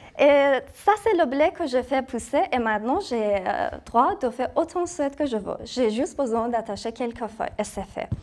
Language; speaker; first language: French; non-native, fluent; Persian